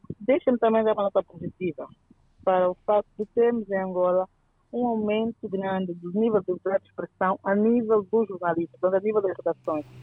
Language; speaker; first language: Portuguese; native; Portuguese